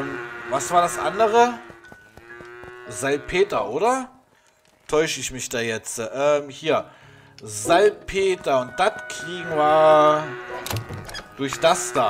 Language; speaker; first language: German; native; German